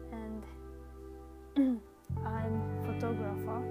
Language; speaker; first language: English; non-native, learner; Japanese